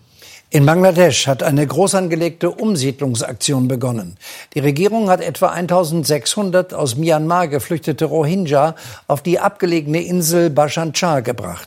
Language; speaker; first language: German; native; German